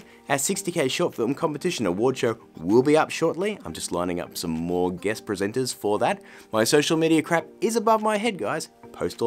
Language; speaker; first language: English; native; English